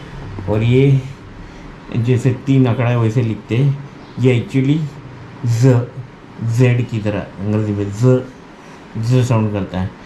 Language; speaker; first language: Hindi; non-native, local second language; Marathi